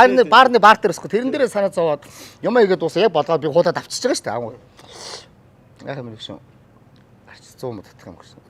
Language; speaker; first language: Mongolian; native; Mongolian